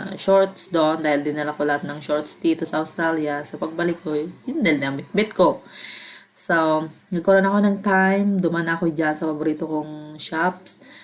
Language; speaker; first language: Filipino; non-native, local second language; Bikol